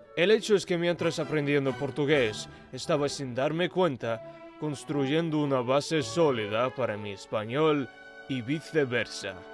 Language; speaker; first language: Spanish; non-native, fluent; Russian